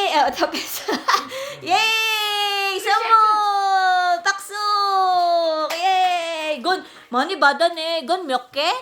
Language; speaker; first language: Korean; non-native, learner; Filipino